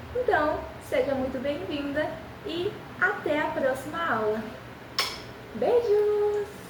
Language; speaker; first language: Portuguese; early bilingual, other home language; Spanish